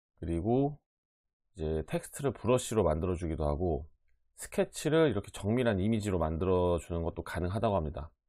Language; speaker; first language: Korean; native; Korean